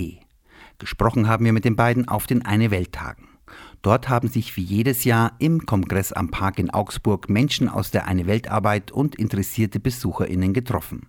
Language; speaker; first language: German; native; German